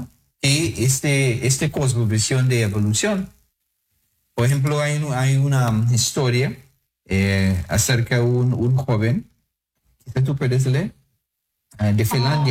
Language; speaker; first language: Spanish; non-native, fluent; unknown